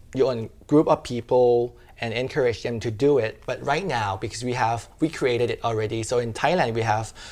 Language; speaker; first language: English; non-native, fluent; Thai